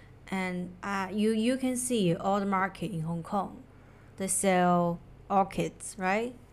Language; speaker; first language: English; non-native, fluent; Chinese